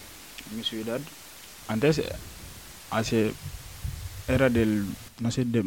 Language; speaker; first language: Spanish; non-native, learner; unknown